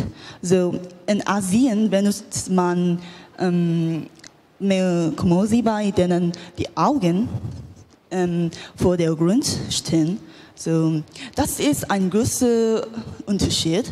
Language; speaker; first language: German; non-native, learner; Korean